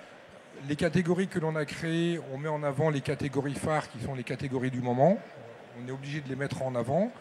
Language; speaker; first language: French; native; French